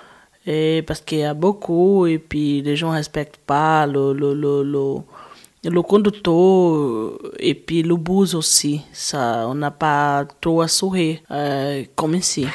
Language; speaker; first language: French; non-native, learner; Portuguese